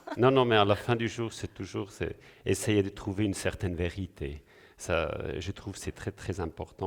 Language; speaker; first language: French; non-native, local second language; German